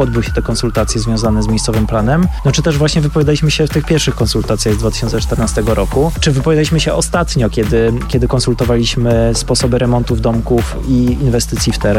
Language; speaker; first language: Polish; native; Polish